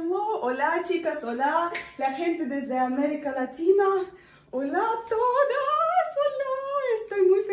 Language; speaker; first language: Spanish; non-native, learner; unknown